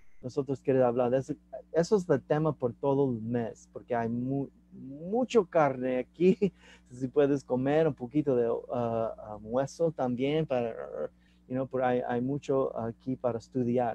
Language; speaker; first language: Spanish; non-native, learner; English